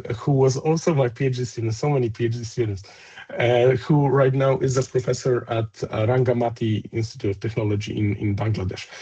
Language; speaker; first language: English; non-native, fluent; Polish